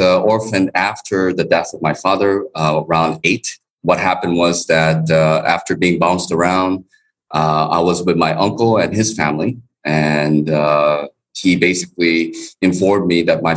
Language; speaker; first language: English; early bilingual, other home language; Korean